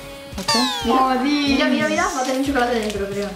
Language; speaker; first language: Spanish; early bilingual, heritage; English